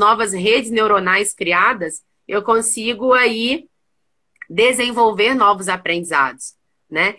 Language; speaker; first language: Portuguese; native; Portuguese